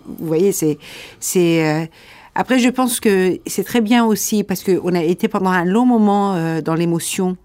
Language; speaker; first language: French; non-native, fluent; Persian